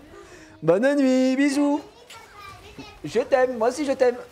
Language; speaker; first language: French; native; French